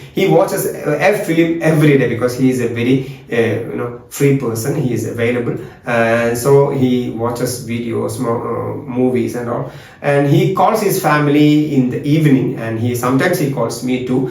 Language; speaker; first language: English; non-native, local second language; Malayalam